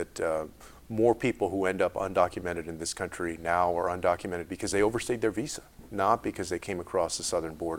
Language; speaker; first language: English; native; English